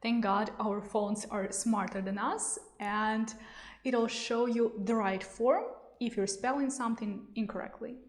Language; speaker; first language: English; non-native, fluent; Russian